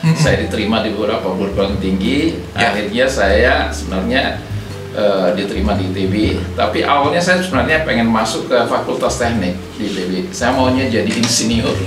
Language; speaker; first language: Indonesian; non-native, local second language; Batak Toba